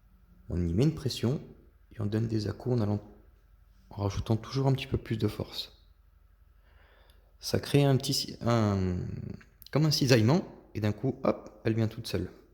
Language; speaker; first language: French; native; French